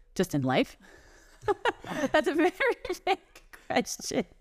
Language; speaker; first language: English; early bilingual, other home language; German